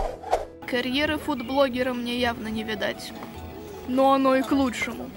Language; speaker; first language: Russian; native; Russian